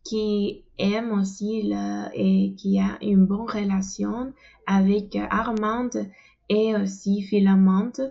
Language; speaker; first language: French; non-native, fluent; Spanish